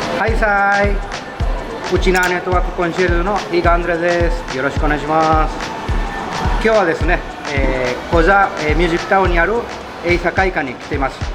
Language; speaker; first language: Japanese; early bilingual, heritage; Spanish